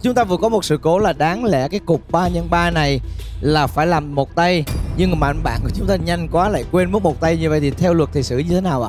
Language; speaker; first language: Vietnamese; native; Vietnamese